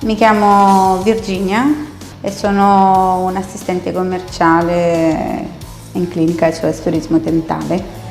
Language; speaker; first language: Italian; non-native, fluent; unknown